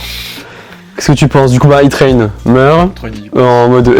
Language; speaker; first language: French; native; French